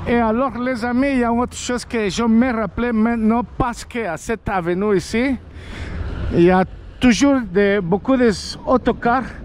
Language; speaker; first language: French; non-native, learner; Spanish